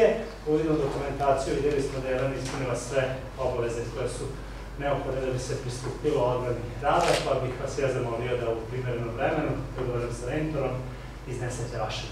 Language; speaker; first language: Serbian; native; Serbian